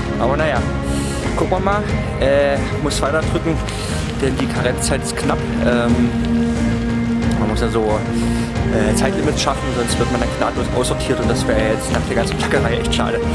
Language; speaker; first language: German; native; German